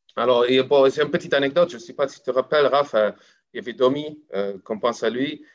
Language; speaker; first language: French; non-native, fluent; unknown